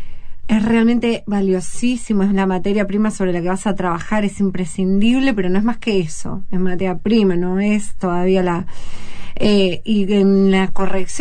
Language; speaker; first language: Spanish; native; Spanish